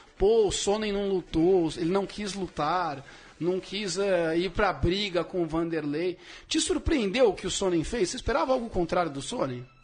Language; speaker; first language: Portuguese; native; Portuguese